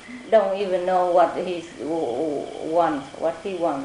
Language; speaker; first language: English; non-native, fluent; Vietnamese